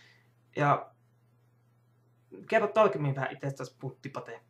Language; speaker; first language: Finnish; native; Finnish